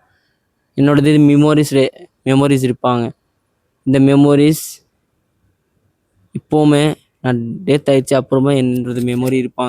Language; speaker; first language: Tamil; non-native, learner; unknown